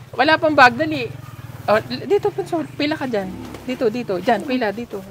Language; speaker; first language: Filipino; native; Filipino